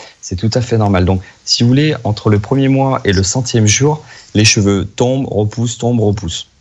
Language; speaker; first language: French; native; French